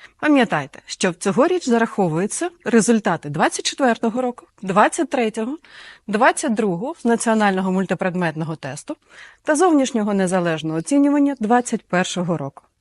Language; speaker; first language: Ukrainian; native; Ukrainian